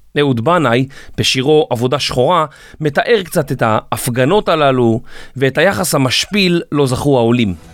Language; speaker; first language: Hebrew; native; Hebrew